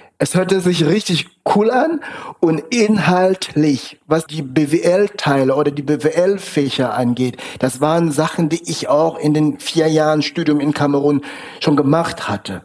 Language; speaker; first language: German; non-native, fluent; French